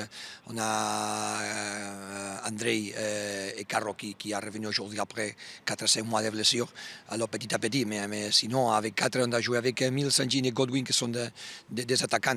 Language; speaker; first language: French; non-native, fluent; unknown